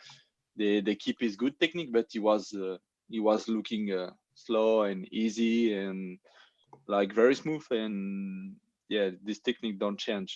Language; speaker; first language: English; non-native, learner; French